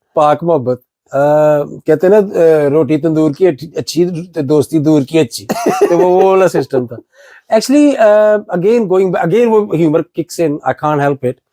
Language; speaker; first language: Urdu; non-native, local second language; Punjabi